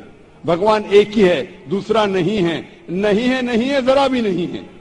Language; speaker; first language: Hindi; non-native, local second language; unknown